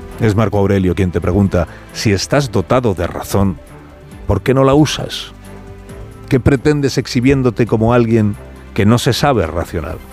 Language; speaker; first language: Spanish; native; Spanish